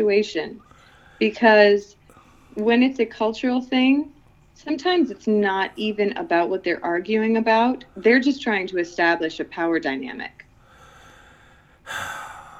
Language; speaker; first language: English; non-native, local second language; Filipino